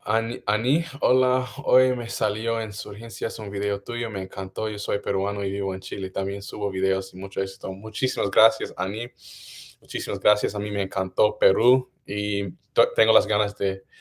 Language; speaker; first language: Spanish; non-native, learner; English